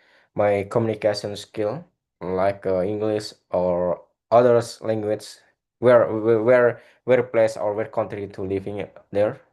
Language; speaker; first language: English; non-native, learner; Indonesian